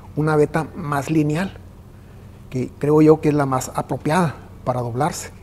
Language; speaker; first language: Spanish; native; Spanish